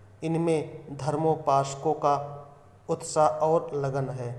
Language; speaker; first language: Hindi; native; Hindi